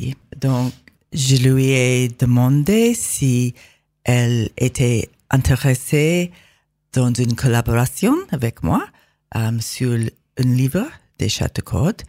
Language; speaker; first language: French; non-native, learner; English